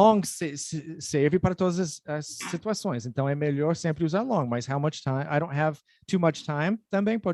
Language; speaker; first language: Portuguese; non-native, fluent; English